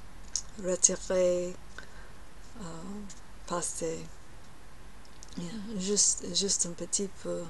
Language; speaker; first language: French; non-native, learner; English